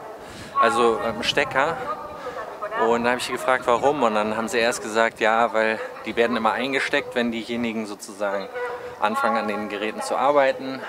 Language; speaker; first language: German; native; German